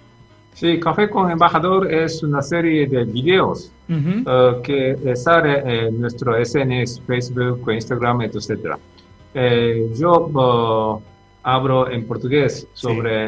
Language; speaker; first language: Spanish; non-native, fluent; Japanese